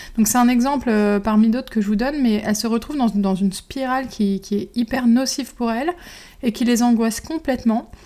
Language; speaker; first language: French; native; French